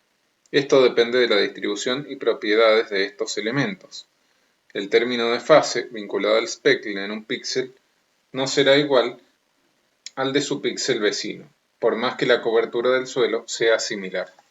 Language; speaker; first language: Spanish; native; Spanish